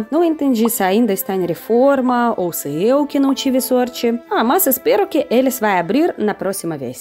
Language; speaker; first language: Portuguese; non-native, fluent; Russian